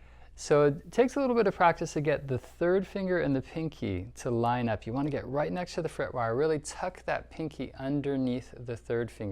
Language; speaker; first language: English; native; English